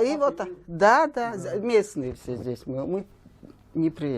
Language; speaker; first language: Russian; non-native, local second language; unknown